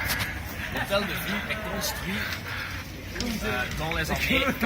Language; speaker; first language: French; non-native, learner; Dutch